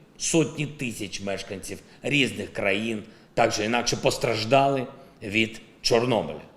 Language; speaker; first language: Ukrainian; non-native, local second language; Russian